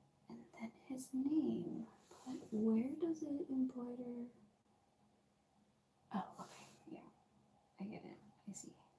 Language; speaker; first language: English; early bilingual, other home language; Spanish